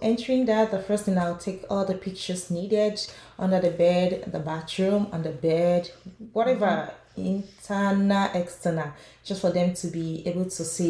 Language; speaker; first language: English; non-native, local second language; Yoruba